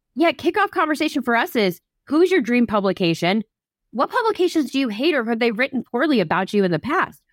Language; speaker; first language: English; native; English